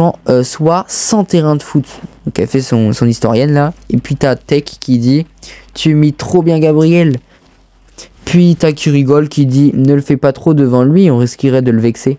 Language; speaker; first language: French; native; French